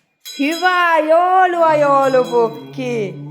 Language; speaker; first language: Finnish; non-native, learner; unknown